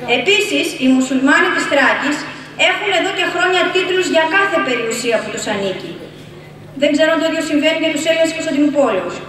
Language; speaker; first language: Greek; non-native, local second language; Bulgarian